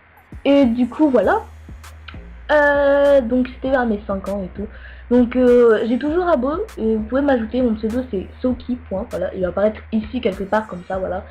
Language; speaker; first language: French; native; French